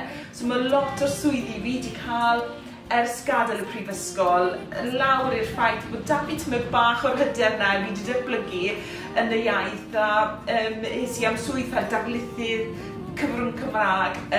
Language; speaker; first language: Welsh; native; Welsh